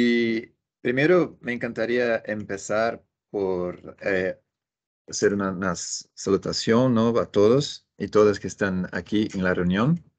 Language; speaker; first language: Spanish; non-native, fluent; Portuguese